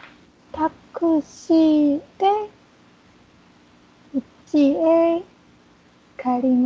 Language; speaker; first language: Japanese; non-native, learner; Chinese